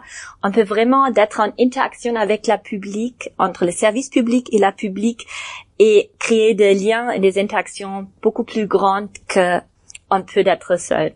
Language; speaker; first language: French; non-native, learner; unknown